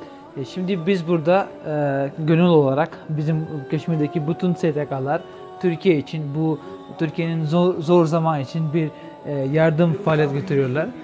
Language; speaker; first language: Turkish; non-native, fluent; Kashmiri